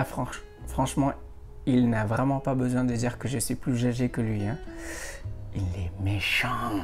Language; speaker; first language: French; non-native, fluent; Indonesian